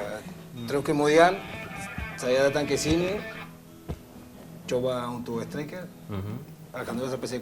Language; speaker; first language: Indonesian; non-native, learner; Spanish